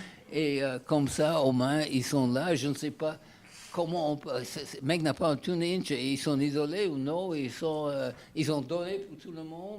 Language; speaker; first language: French; non-native, fluent; English